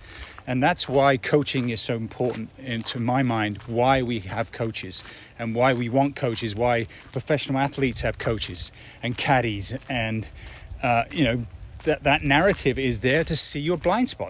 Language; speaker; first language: English; native; English